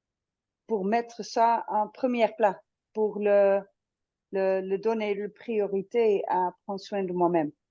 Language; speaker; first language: French; non-native, fluent; Dutch